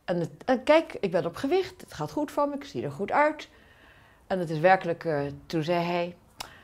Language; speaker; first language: Dutch; native; Dutch